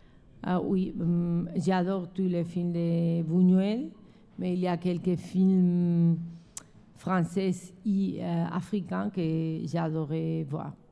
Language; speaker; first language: French; non-native, learner; Spanish